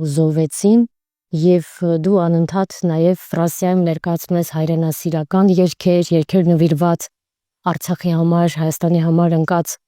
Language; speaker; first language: Armenian; native; Armenian